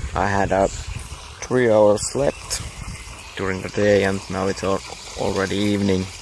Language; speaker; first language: English; non-native, fluent; Finnish